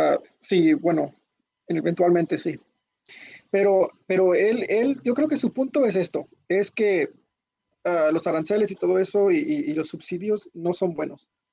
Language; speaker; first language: Spanish; early bilingual, heritage; Spanish